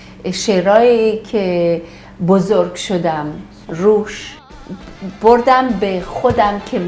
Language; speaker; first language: Persian; early bilingual, heritage; Persian